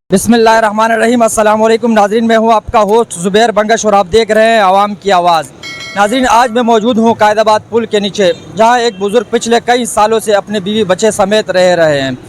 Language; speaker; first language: Urdu; non-native, local second language; Pashto